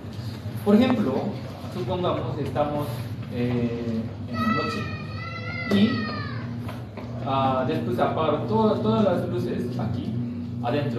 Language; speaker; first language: Spanish; non-native, fluent; Korean